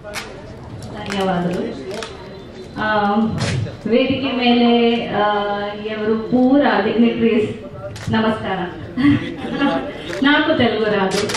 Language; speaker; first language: Telugu; non-native, learner; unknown